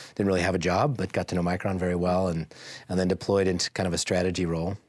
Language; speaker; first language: English; native; English